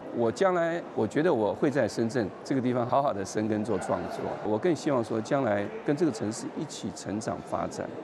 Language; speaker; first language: Chinese; native; Chinese